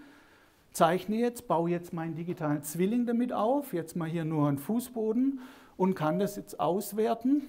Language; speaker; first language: German; native; German